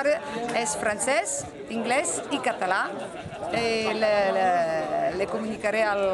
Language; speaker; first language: Catalan; non-native, learner; French